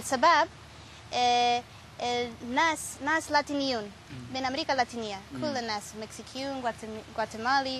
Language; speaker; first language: Arabic; non-native, learner; Spanish